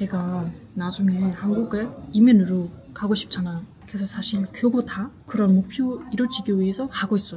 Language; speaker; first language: Korean; non-native, learner; German